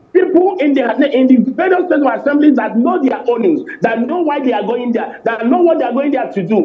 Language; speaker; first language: English; non-native, local second language; Igbo